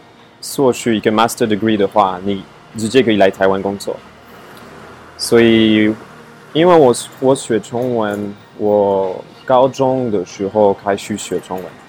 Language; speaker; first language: Chinese; non-native, fluent; French